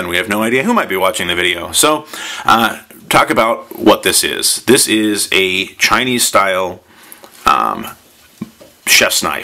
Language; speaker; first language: English; native; English